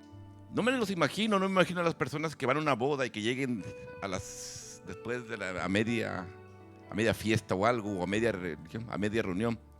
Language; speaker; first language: Spanish; native; Spanish